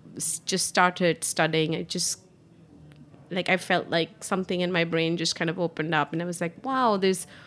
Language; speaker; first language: English; non-native, local second language; Hindi